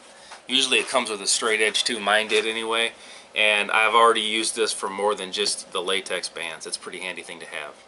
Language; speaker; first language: English; native; English